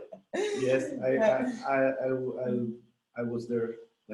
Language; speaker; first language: English; non-native, learner; Spanish